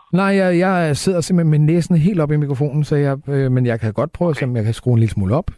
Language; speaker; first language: Danish; native; Danish